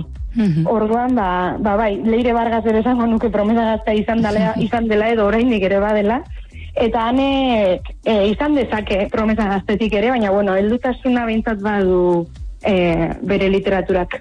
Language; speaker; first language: Basque; native; Basque